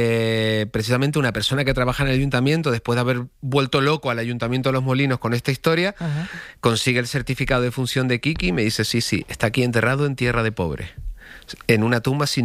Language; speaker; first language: Spanish; native; Spanish